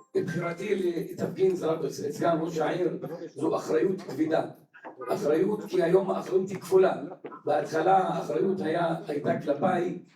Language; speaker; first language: Hebrew; non-native, local second language; Arabic